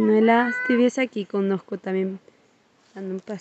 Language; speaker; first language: Spanish; non-native, learner; Portuguese